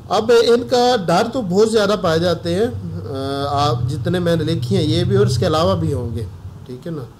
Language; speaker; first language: Urdu; non-native, local second language; Punjabi